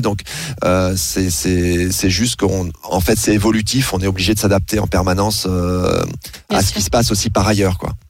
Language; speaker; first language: French; native; French